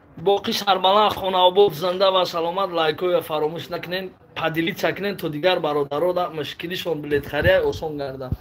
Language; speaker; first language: Tajik; native; Tajik